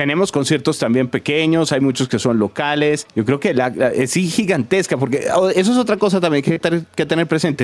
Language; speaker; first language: Spanish; native; Spanish